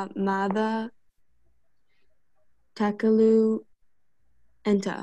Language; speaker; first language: Arabic; non-native, learner; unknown